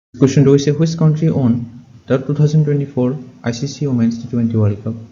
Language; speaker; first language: English; non-native, local second language; Assamese